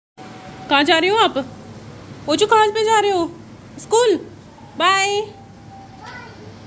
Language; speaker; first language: Hindi; native; Hindi